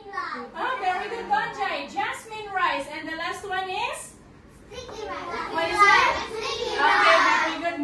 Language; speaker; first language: English; non-native, fluent; Filipino